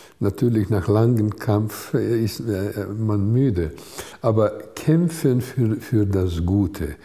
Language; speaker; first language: German; non-native, fluent; Hungarian